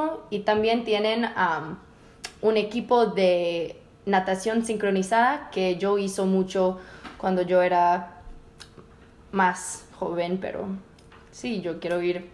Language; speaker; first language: Spanish; early bilingual, heritage; Spanish